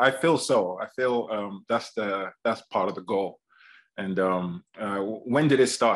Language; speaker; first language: English; native; English